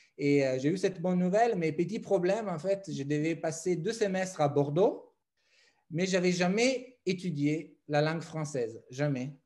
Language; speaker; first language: French; non-native, fluent; Italian